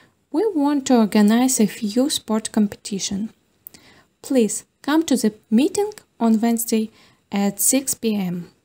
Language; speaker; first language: English; non-native, fluent; Ukrainian